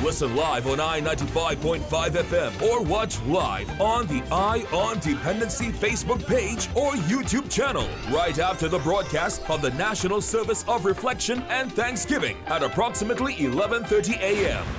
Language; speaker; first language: English; native; English